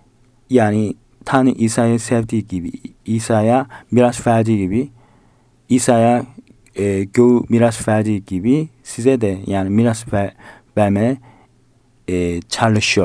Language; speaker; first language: Turkish; non-native, learner; Korean